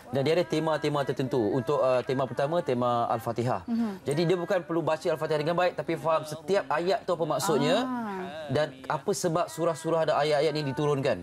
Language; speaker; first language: Malay; native; Malay